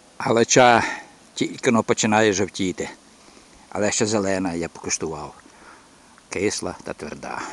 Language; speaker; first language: Ukrainian; native; Ukrainian